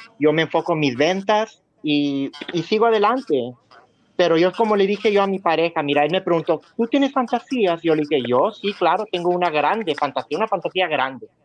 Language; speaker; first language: Spanish; early bilingual, heritage; Spanish